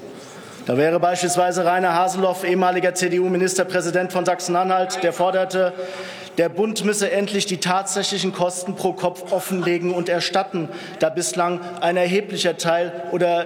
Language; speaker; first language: German; native; German